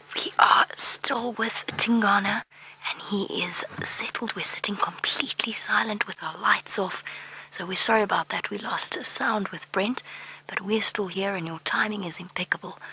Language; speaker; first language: English; native; English